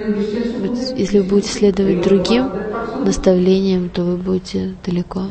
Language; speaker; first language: Russian; non-native, learner; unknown